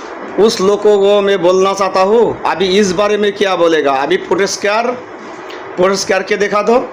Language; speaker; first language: Hindi; non-native, local second language; Bangla